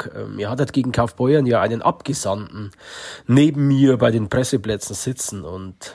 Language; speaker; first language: German; native; German